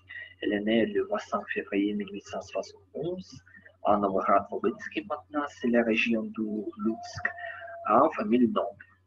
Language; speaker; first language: French; non-native, learner; Ukrainian